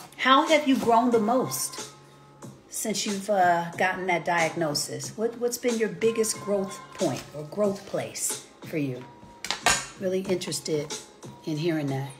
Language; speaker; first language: English; native; English